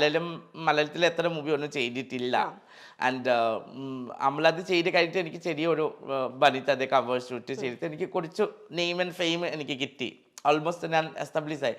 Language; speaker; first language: Malayalam; non-native, learner; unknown